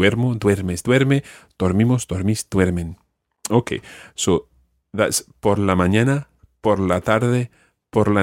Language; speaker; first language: Spanish; non-native, fluent; English